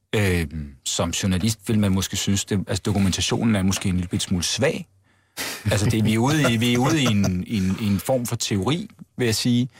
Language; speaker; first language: Danish; native; Danish